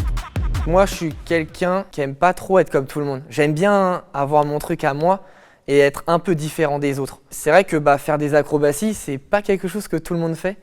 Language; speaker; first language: French; native; French